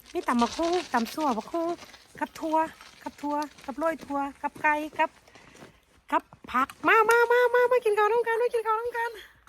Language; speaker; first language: Thai; native; Thai